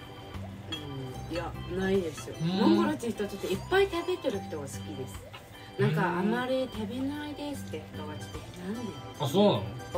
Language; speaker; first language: Japanese; non-native, fluent; Mongolian